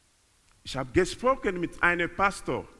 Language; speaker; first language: German; non-native, learner; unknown